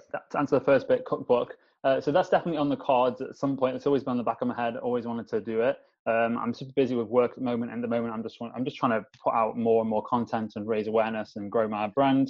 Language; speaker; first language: English; native; English